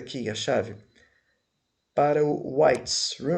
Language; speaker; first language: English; non-native, fluent; Portuguese